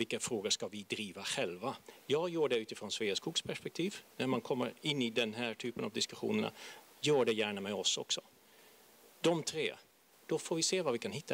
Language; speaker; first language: Swedish; non-native, fluent; Dutch